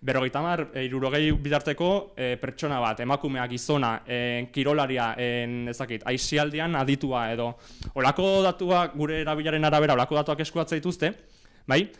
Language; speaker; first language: Basque; native; Basque